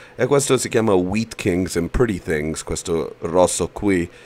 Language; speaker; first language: Italian; early bilingual, heritage; Italian